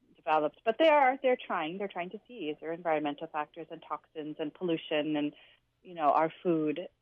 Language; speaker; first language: English; early bilingual, other home language; Punjabi